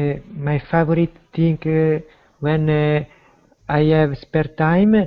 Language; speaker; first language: English; non-native, learner; Italian